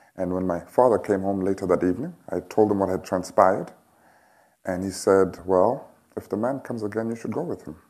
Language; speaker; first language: English; non-native, local second language; Xhosa